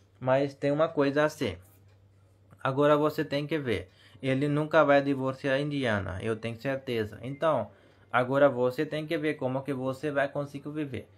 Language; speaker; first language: Portuguese; non-native, learner; Hindi